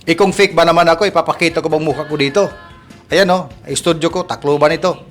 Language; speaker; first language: Filipino; non-native, local second language; Waray